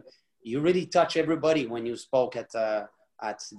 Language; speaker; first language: English; non-native, fluent; French